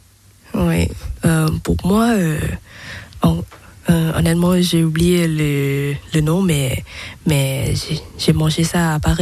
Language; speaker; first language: French; non-native, learner; Thai